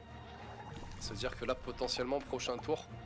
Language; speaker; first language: French; native; French